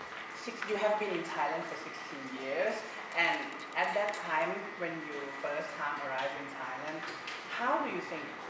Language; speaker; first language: English; non-native, fluent; Thai